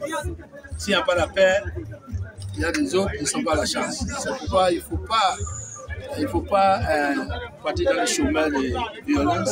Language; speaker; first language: French; non-native, fluent; English